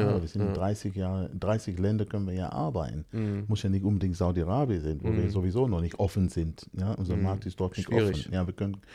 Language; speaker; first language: German; non-native, fluent; English